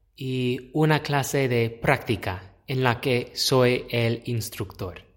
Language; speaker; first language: Spanish; non-native, fluent; English